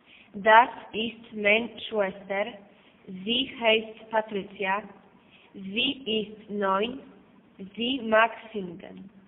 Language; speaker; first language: German; non-native, learner; Polish